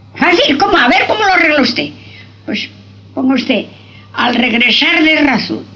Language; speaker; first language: Spanish; non-native, local second language; Basque